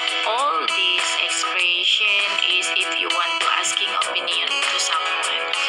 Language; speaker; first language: English; non-native, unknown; Indonesian